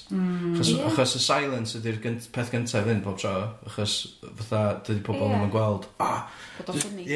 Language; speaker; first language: Welsh; native; Welsh